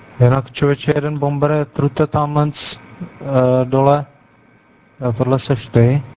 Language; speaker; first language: Czech; native; Czech